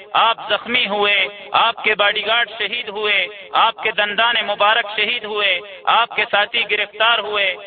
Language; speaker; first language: Urdu; non-native, local second language; Pashto